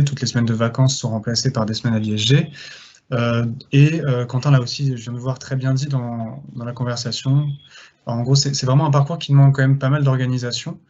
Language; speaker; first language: French; native; French